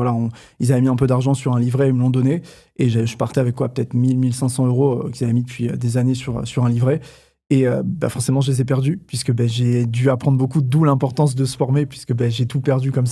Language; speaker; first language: French; native; French